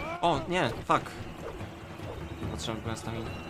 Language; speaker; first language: Polish; native; Polish